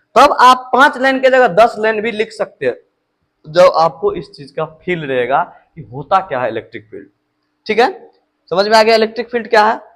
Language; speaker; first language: Hindi; native; Hindi